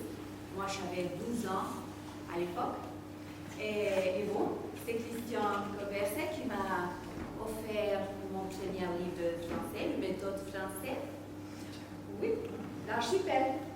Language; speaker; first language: French; non-native, fluent; Spanish